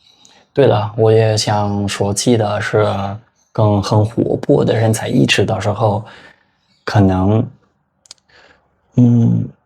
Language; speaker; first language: Chinese; non-native, fluent; Spanish